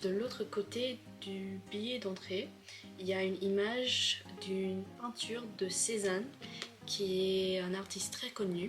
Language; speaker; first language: French; non-native, fluent; English